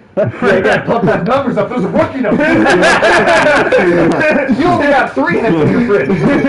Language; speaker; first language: English; native; English